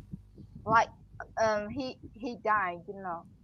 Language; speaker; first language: English; non-native, learner; Vietnamese